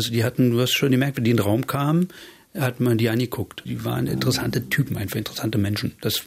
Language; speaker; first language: German; native; German